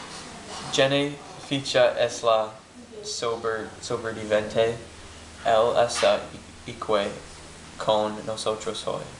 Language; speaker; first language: Spanish; non-native, learner; English